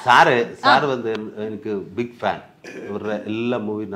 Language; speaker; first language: Tamil; non-native, learner; Malayalam